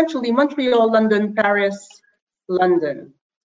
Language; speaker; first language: English; non-native, fluent; French